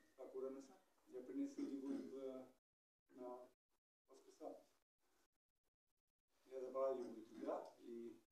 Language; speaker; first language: Russian; non-native, learner; German